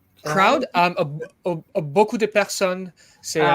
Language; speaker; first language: French; non-native, learner; English